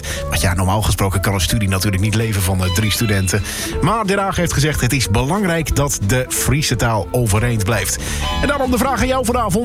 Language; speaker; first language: Dutch; native; Dutch